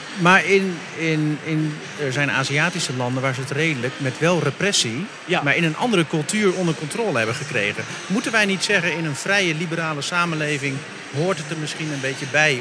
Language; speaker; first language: Dutch; native; Dutch